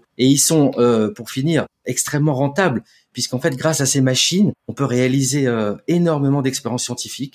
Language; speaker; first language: French; native; French